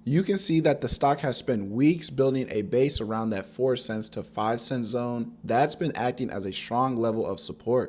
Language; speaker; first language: English; native; English